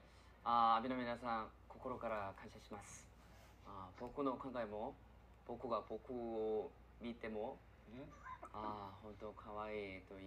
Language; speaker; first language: Japanese; non-native, learner; Korean